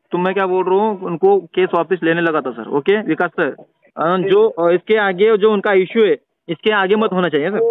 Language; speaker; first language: Hindi; non-native, local second language; Marathi